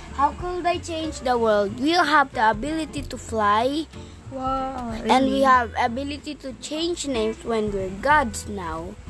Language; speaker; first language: English; non-native, fluent; Arabic